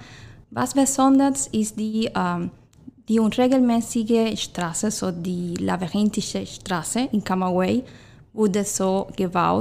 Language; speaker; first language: German; non-native, fluent; Spanish